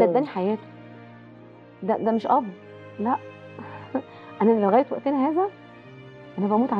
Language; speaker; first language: Arabic; native; Arabic